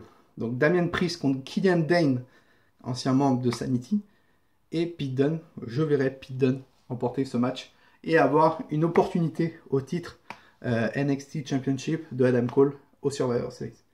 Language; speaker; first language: French; native; French